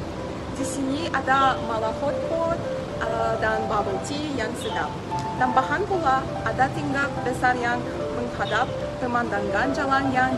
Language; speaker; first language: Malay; non-native, learner; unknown